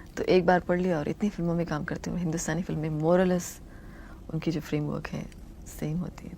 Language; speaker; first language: Hindi; non-native, local second language; Tamil